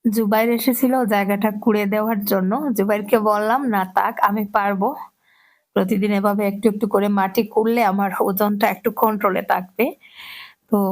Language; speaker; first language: Bangla; native; Bangla